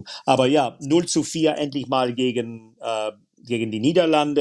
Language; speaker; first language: German; non-native, fluent; English